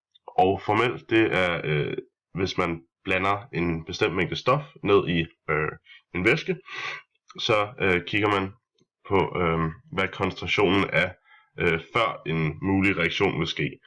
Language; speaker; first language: Danish; native; Danish